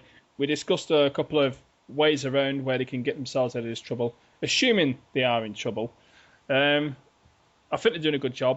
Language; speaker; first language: English; native; English